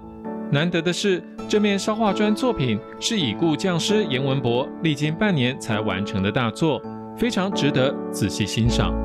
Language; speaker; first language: Chinese; native; Chinese